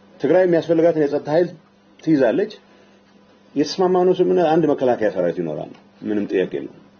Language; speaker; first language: Amharic; non-native, local second language; Tigrinya